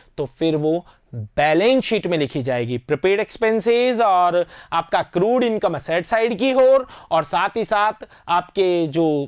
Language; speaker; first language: Hindi; native; Hindi